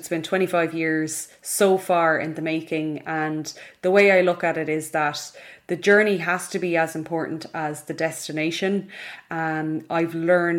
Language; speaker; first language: English; native; English